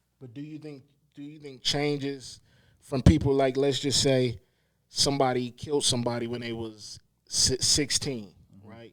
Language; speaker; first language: English; native; English